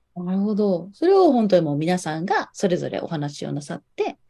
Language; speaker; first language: Japanese; native; Japanese